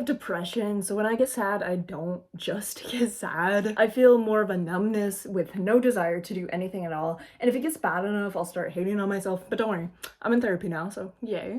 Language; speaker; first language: English; native; English